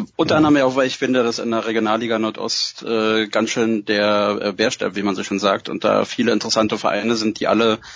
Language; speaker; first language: German; native; German